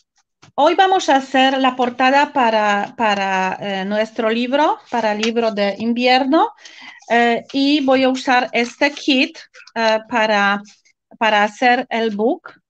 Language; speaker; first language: Spanish; non-native, fluent; Polish